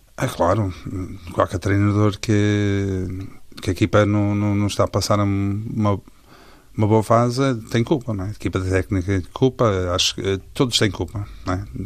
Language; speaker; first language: Portuguese; early bilingual, heritage; Portuguese